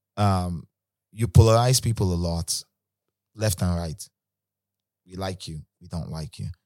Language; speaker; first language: English; non-native, local second language; Igbo